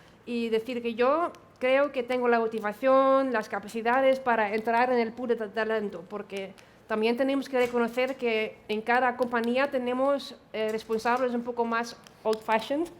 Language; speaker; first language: Spanish; non-native, fluent; Dutch